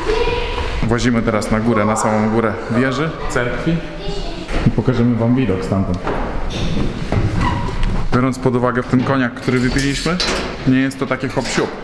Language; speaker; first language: Polish; native; Polish